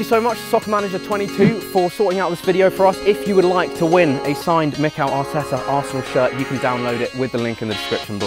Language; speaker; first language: English; native; English